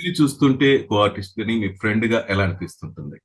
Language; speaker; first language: Telugu; native; Telugu